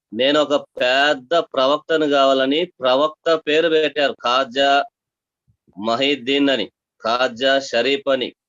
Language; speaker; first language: Telugu; non-native, local second language; Tamil